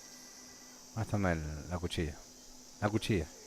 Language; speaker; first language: Spanish; native; Spanish